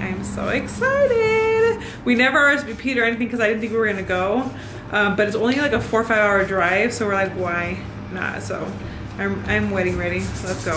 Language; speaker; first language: English; early bilingual, other home language; Spanish